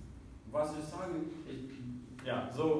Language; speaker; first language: German; non-native, fluent; English